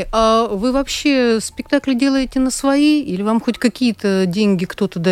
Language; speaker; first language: Russian; native; Russian